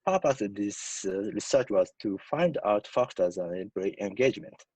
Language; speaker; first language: English; non-native, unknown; Japanese